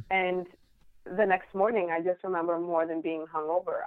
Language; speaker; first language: English; non-native, fluent; Spanish